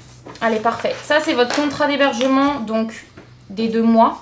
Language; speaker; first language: French; native; French